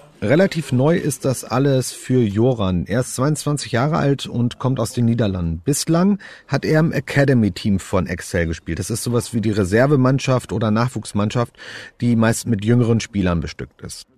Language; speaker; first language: German; native; German